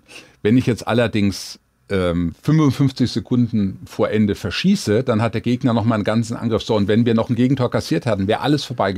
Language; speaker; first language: German; native; German